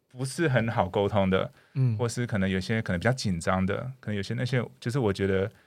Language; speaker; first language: Chinese; non-native, fluent; English